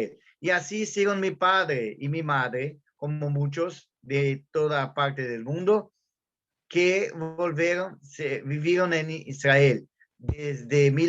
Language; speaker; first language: Spanish; non-native, fluent; Portuguese